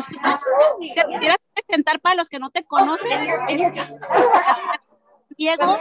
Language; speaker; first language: Spanish; native; Spanish